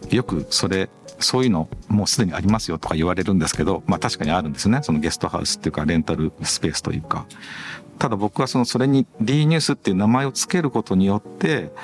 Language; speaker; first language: Japanese; native; Japanese